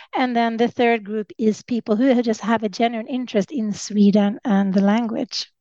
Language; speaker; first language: English; non-native, fluent; Swedish